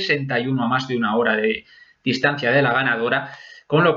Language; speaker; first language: Spanish; native; Spanish